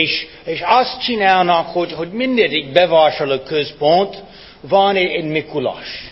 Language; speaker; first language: Hungarian; non-native, fluent; English